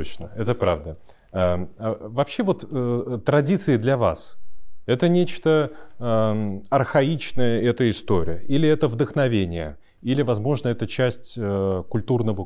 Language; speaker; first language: Russian; native; Russian